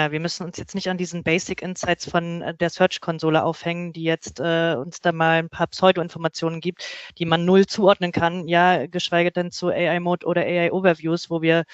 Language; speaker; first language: German; native; German